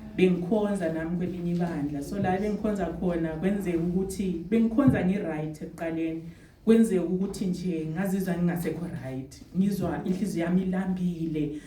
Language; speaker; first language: Zulu; native; Zulu